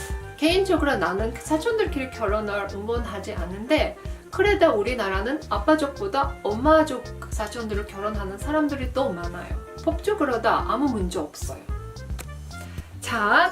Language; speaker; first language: Korean; non-native, fluent; Azerbaijani